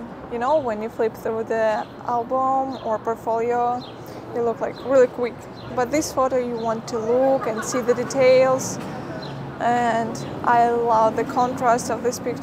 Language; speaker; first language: English; non-native, fluent; Ukrainian